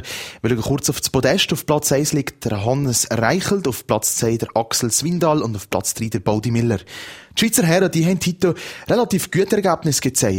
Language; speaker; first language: German; native; German